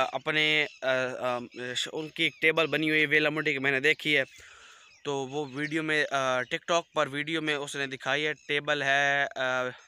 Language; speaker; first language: Urdu; non-native, local second language; Punjabi